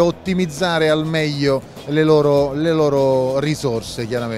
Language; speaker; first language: Italian; native; Italian